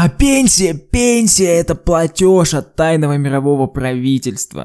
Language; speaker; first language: Russian; native; Russian